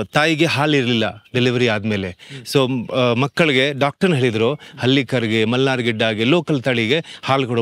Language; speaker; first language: Kannada; non-native, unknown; Hindi